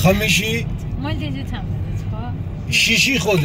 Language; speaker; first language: Hebrew; non-native, fluent; Nepali